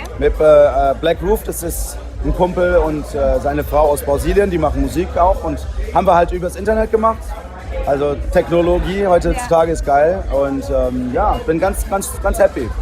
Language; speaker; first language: German; early bilingual, heritage; Portuguese